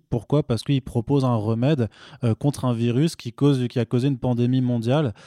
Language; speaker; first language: French; native; French